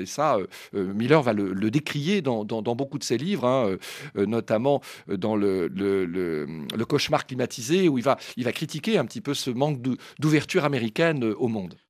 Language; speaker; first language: French; native; French